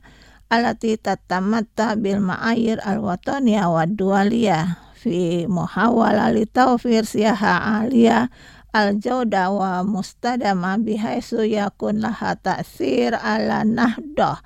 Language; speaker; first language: Arabic; non-native, fluent; Indonesian